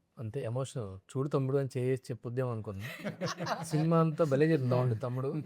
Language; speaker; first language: Telugu; native; Telugu